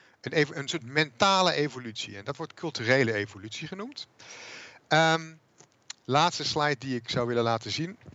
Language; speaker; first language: Dutch; native; Dutch